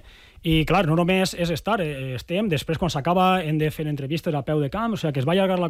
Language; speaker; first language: Catalan; native; Catalan